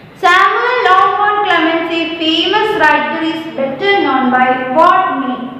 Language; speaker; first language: English; non-native, local second language; Malayalam